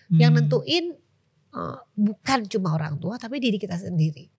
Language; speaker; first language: Indonesian; native; Indonesian